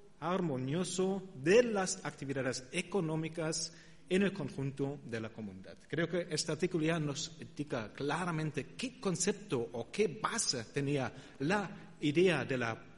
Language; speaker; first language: Spanish; non-native, fluent; German